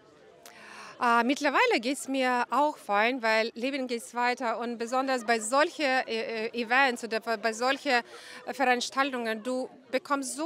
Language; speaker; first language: German; non-native, fluent; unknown